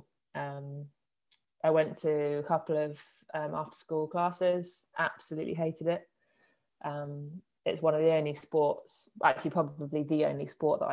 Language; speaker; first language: English; native; English